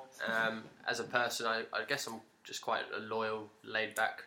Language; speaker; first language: English; native; English